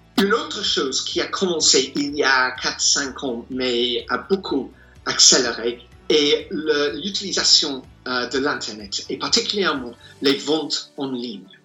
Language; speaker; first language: French; non-native, fluent; English